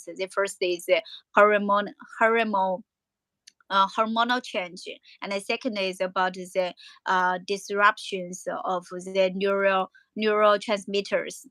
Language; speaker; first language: English; non-native, learner; Chinese